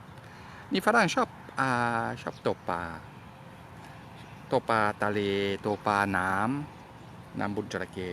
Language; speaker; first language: Thai; non-native, learner; French